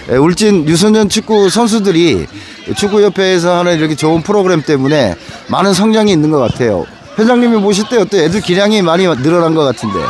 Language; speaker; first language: Korean; native; Korean